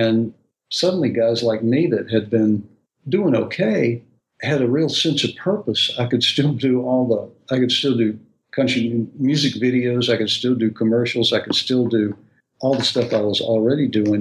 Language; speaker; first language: English; native; English